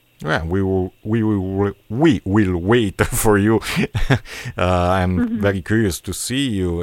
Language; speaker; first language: English; non-native, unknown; Italian